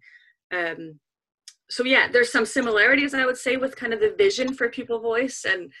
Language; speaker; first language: English; native; English